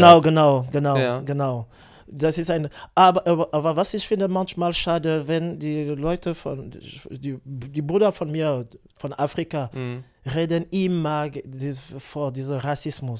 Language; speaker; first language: German; non-native, learner; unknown